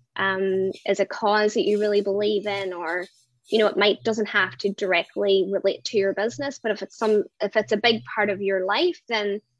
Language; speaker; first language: English; native; English